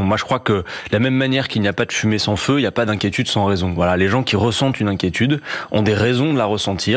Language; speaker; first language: French; native; French